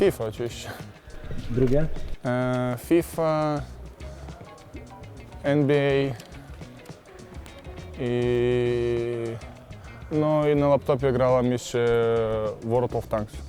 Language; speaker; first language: Polish; non-native, fluent; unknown